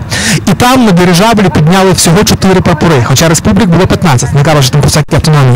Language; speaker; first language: Ukrainian; native; Ukrainian